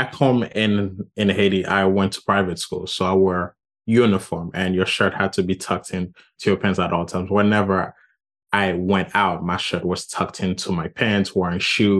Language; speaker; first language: English; non-native, fluent; Haitian Creole